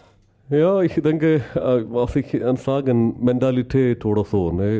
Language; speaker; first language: German; non-native, learner; Malayalam